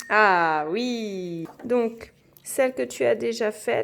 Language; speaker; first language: French; native; French